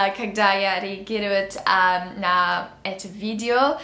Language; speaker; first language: Russian; early bilingual, other home language; English